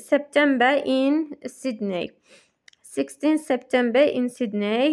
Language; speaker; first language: English; non-native, fluent; Azerbaijani